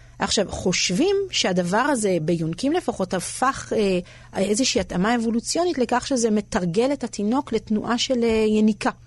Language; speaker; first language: Hebrew; native; Hebrew